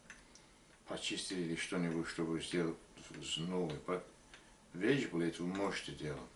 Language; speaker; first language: Russian; non-native, learner; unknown